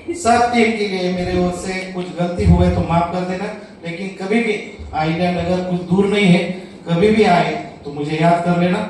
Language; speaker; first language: Hindi; non-native, local second language; Marathi